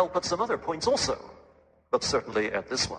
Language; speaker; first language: English; native; English